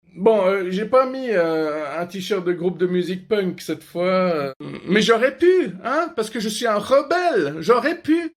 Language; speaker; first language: French; non-native, fluent; Persian